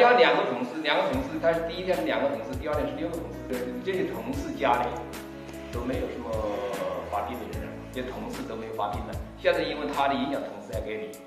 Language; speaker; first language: Chinese; native; Chinese